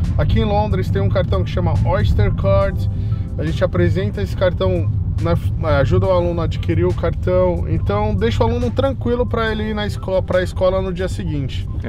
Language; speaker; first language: Portuguese; native; Portuguese